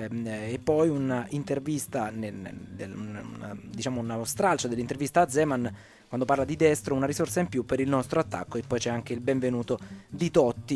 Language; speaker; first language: Italian; native; Italian